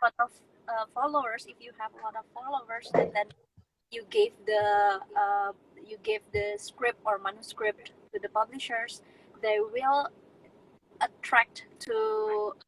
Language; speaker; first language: English; non-native, fluent; Indonesian